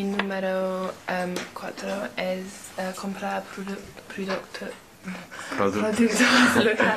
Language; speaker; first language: Spanish; non-native, learner; English